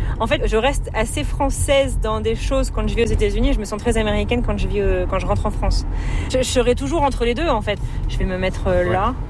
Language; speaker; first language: French; native; French